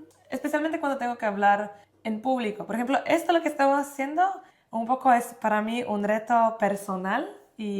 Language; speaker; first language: Spanish; non-native, fluent; Polish